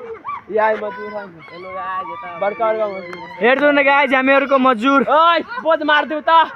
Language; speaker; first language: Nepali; non-native, local second language; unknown